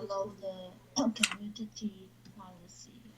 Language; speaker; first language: English; non-native, learner; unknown